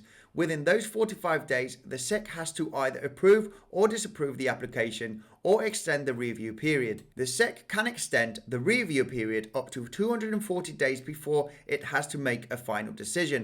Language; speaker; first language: English; native; English